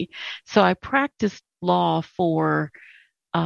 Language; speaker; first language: English; native; English